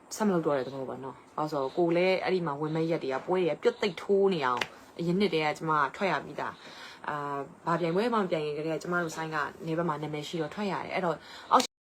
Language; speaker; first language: Burmese; native; Burmese